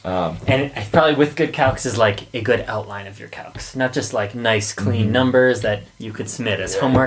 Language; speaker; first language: English; native; English